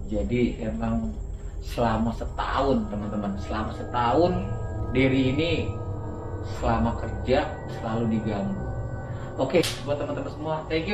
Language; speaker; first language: Indonesian; native; Indonesian